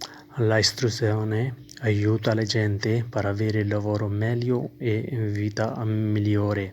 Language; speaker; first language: Italian; non-native, learner; Urdu